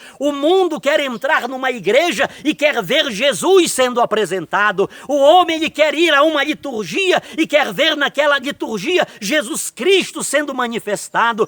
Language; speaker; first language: Portuguese; native; Portuguese